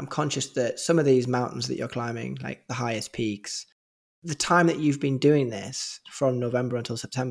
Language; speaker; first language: English; native; English